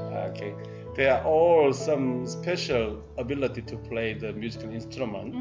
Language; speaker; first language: English; non-native, learner; Korean